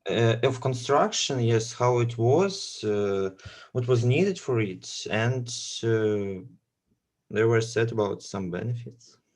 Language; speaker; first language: English; non-native, learner; Russian